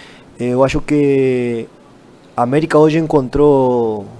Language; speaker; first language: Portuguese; non-native, fluent; Spanish